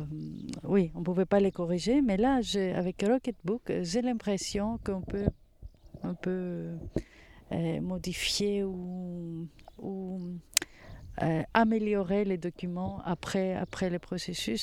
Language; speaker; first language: French; non-native, fluent; Greek